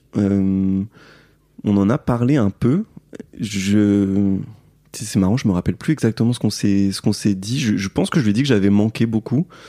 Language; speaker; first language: French; native; French